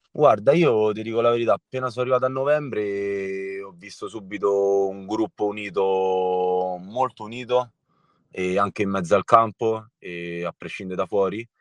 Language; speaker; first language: Italian; native; Italian